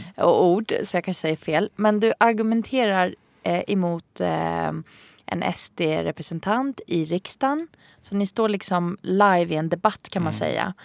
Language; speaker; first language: Swedish; early bilingual, other home language; Arabic